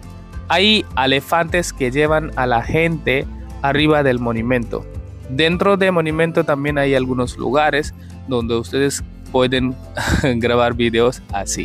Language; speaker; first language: Spanish; non-native, learner; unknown